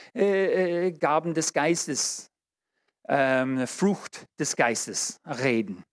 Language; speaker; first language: German; non-native, learner; English